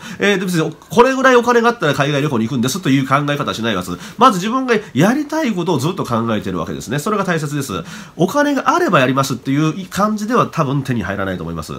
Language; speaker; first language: Japanese; native; Japanese